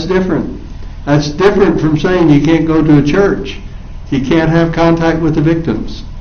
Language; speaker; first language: English; native; English